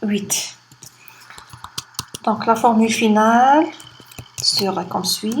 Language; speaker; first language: French; non-native, local second language; Arabic